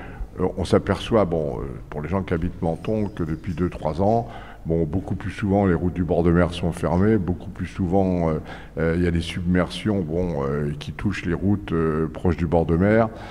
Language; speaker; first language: French; native; French